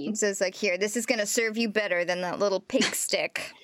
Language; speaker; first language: English; native; English